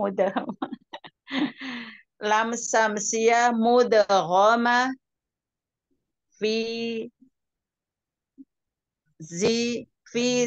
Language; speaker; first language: Arabic; non-native, learner; Indonesian